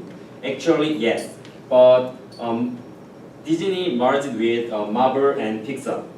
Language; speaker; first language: English; non-native, learner; Korean